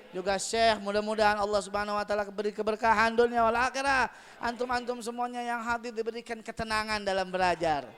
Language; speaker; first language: Indonesian; native; Indonesian